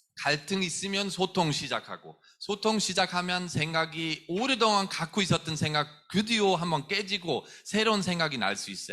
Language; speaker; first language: Korean; non-native, fluent; German